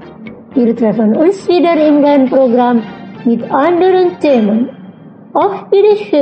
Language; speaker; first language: German; non-native, fluent; Indonesian